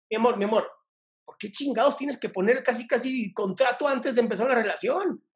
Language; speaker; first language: Spanish; native; Spanish